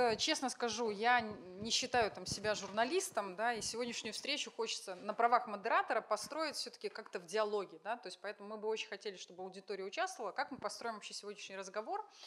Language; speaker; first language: Russian; native; Russian